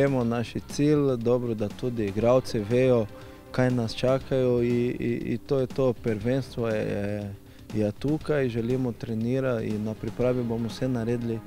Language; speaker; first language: Slovenian; non-native, learner; Portuguese